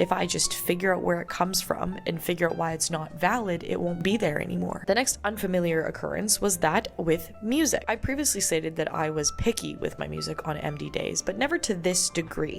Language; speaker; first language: English; native; English